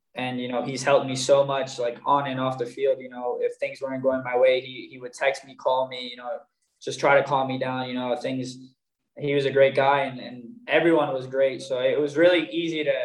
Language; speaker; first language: English; native; English